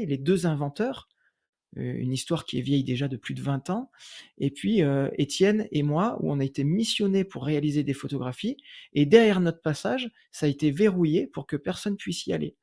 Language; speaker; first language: French; native; French